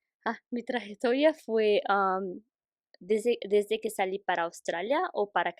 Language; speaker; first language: Spanish; non-native, fluent; Portuguese